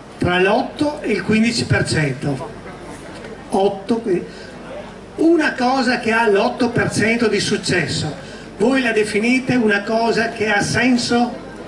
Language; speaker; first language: Italian; native; Italian